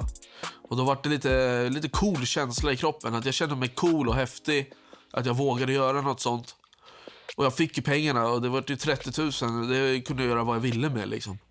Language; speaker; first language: Swedish; native; Swedish